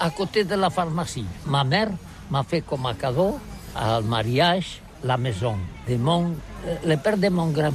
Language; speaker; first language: French; non-native, learner; Catalan